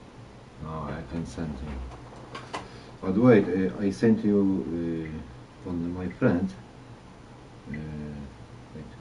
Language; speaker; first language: English; non-native, learner; Polish